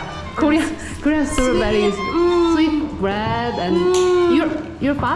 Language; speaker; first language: English; non-native, learner; Korean